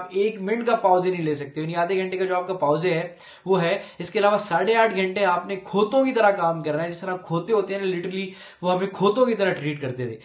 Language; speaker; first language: Hindi; non-native, local second language; Punjabi